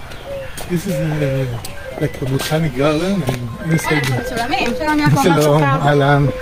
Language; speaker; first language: English; non-native, learner; Hebrew